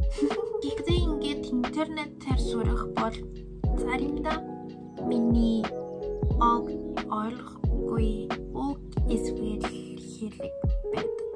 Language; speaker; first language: Mongolian; non-native, learner; Korean